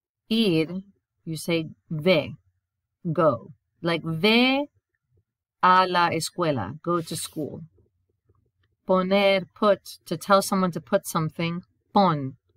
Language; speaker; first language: English; native; English